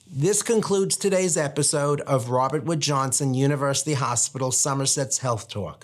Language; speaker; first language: English; native; English